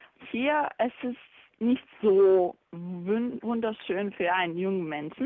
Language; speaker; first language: German; non-native, fluent; Bosnian